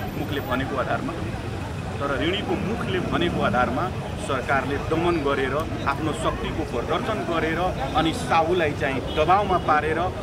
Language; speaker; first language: Nepali; non-native, local second language; Maithili